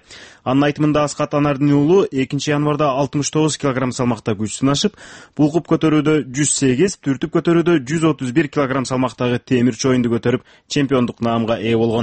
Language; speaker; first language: Kyrgyz; native; Kyrgyz